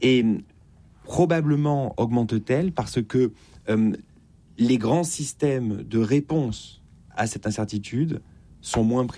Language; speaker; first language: French; native; French